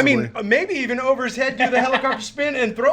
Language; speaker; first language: English; native; English